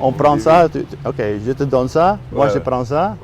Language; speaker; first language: French; non-native, fluent; Dutch